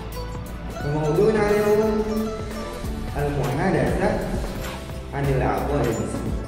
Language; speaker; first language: Arabic; non-native, fluent; Indonesian